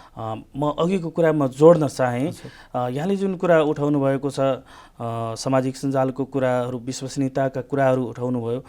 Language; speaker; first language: Nepali; non-native, local second language; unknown